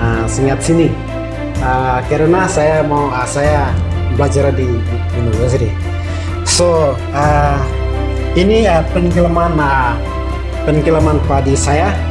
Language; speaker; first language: Indonesian; non-native, learner; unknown